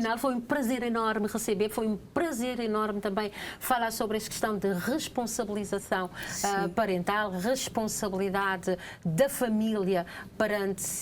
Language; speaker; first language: Portuguese; non-native, local second language; Kabuverdianu